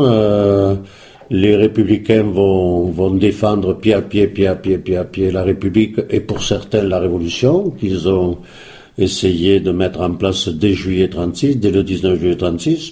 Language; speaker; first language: French; early bilingual, other home language; Spanish